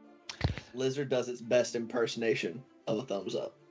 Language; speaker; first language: English; native; English